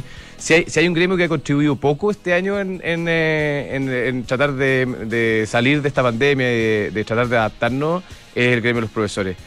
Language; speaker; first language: Spanish; native; Spanish